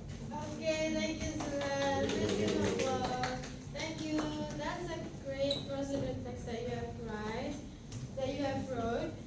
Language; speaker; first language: English; non-native, fluent; Indonesian